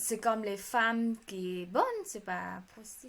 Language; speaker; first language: French; non-native, learner; Khmer